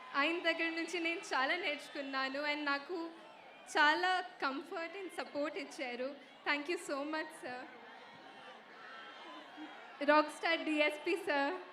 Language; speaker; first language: Telugu; non-native, local second language; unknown